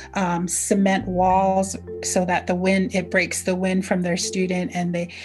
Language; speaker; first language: English; early bilingual, other home language; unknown